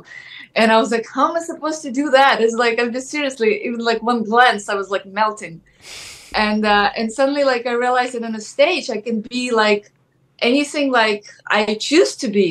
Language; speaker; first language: English; non-native, fluent; Ukrainian